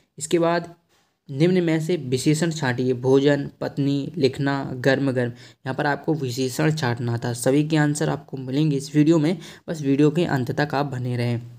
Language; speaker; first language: Hindi; native; Hindi